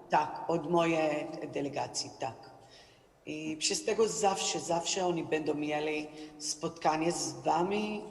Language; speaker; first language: Polish; non-native, learner; Hebrew